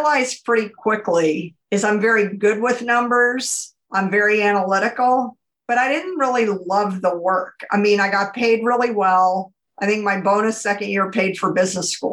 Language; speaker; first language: English; native; English